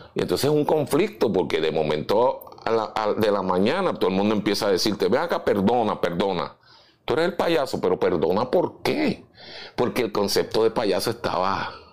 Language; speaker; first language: Spanish; native; Spanish